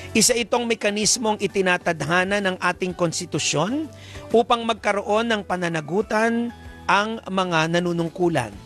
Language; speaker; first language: Filipino; native; Filipino